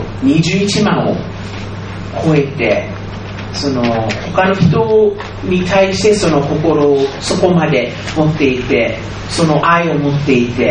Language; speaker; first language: Japanese; non-native, fluent; English